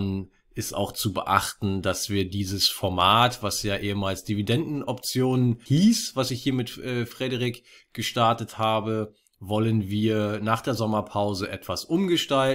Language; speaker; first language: German; native; German